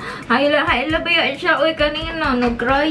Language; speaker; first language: Dutch; non-native, learner; Filipino